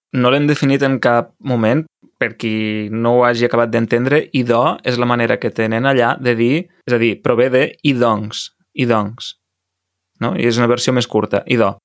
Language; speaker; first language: Catalan; native; Catalan